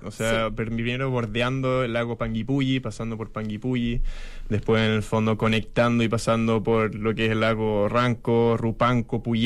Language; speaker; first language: Spanish; native; Spanish